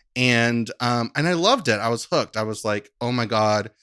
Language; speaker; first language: English; native; English